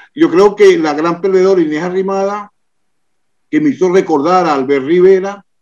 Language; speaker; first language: Spanish; native; Spanish